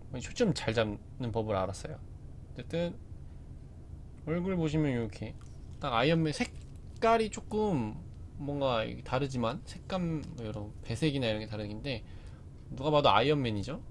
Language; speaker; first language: Korean; native; Korean